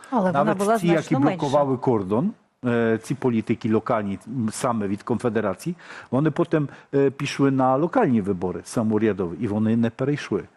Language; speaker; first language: Polish; non-native, learner; Ukrainian